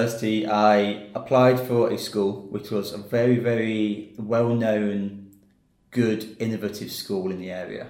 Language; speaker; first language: English; native; English